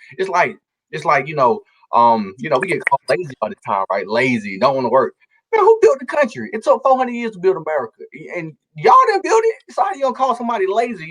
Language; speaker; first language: English; native; English